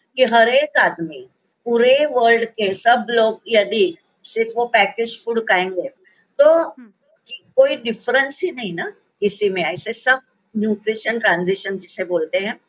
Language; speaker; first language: Hindi; non-native, local second language; Marathi